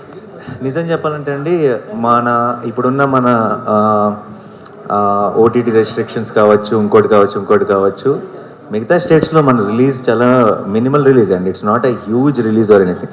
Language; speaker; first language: Telugu; native; Telugu